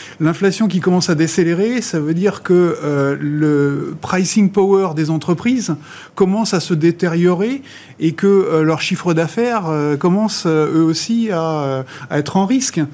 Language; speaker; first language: French; native; French